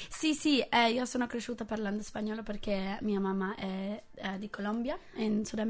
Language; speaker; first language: Italian; non-native, fluent; English